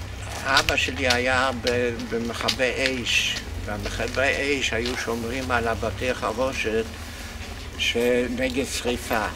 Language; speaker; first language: Hebrew; non-native, fluent; Yiddish